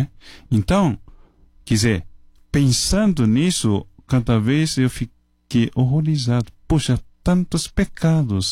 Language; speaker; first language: Portuguese; non-native, fluent; Chinese